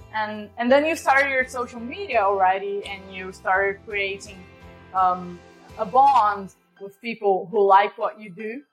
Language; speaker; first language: English; non-native, fluent; Portuguese